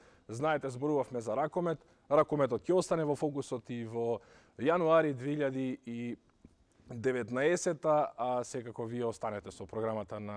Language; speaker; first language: Macedonian; native; Macedonian